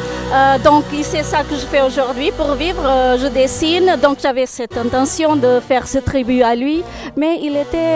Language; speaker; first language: French; non-native, fluent; Portuguese